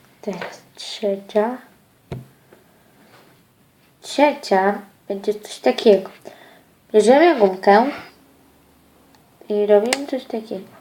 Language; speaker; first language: Polish; early bilingual, other home language; Ukrainian